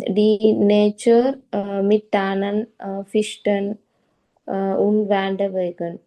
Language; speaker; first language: German; non-native, learner; Tamil